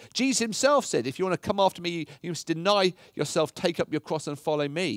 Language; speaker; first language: English; native; English